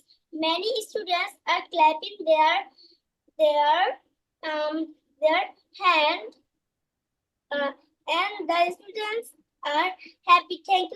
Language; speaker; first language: English; non-native, learner; Bangla